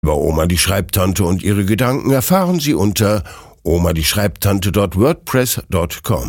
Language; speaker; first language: German; native; German